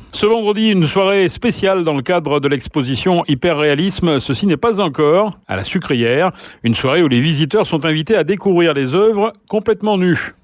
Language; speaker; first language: French; native; French